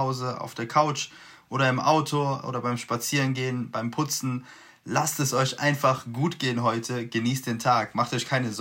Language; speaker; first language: German; native; German